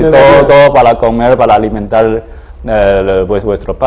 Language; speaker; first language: Spanish; non-native, fluent; Chinese